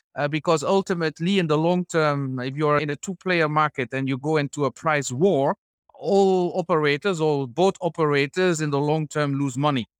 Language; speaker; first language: English; non-native, fluent; Dutch